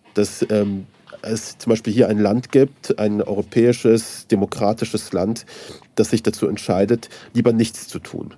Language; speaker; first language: German; early bilingual, other home language; Persian